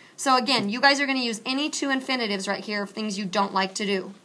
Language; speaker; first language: English; native; English